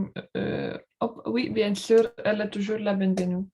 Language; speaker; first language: French; non-native, learner; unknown